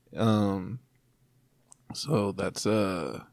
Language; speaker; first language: English; native; English